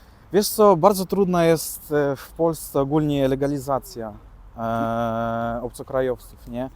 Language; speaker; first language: Polish; early bilingual, other home language; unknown